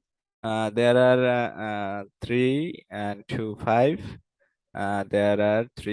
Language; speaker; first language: English; non-native, learner; Bangla